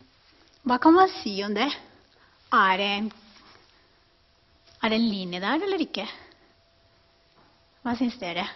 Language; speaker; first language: Norwegian; non-native, fluent; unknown